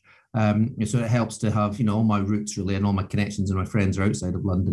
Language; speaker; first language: English; native; English